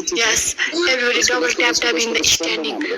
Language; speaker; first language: English; non-native, learner; Nepali